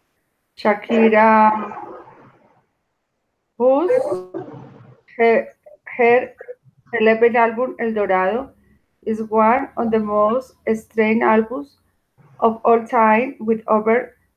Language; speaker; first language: English; non-native, learner; Spanish